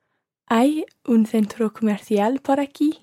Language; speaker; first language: Spanish; non-native, learner; English